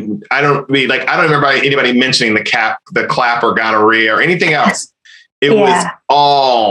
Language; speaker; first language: English; native; English